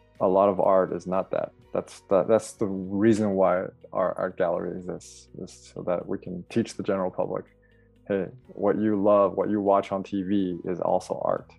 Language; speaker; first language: English; early bilingual, other home language; Chinese